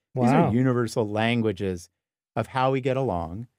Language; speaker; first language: English; native; English